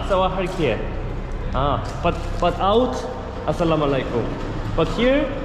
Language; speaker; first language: English; non-native, learner; Korean